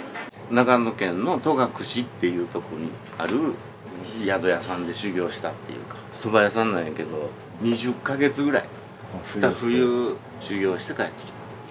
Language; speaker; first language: Japanese; native; Japanese